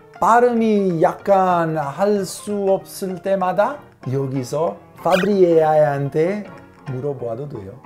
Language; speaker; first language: Korean; non-native, learner; Italian